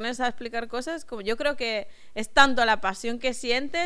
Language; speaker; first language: Spanish; native; Spanish